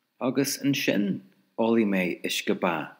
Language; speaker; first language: Irish; non-native, local second language; English